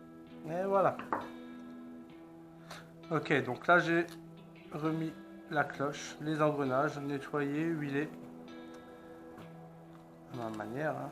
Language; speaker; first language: French; native; French